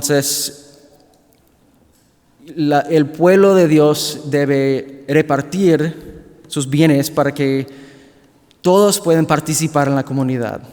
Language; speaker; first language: Spanish; non-native, fluent; English